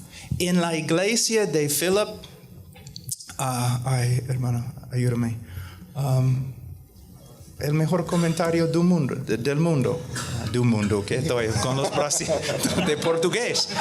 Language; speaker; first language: Spanish; non-native, fluent; English